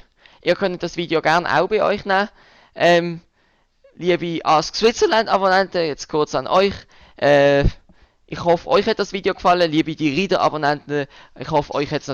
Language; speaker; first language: German; native; German